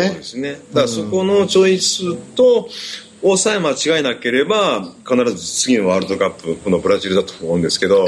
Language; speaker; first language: Japanese; native; Japanese